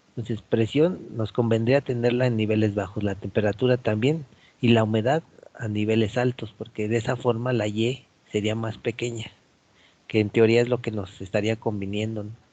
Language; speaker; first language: Spanish; native; Spanish